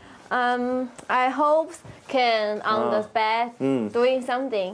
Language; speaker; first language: English; non-native, learner; Chinese